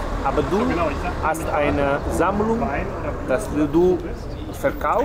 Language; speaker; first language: German; non-native, learner; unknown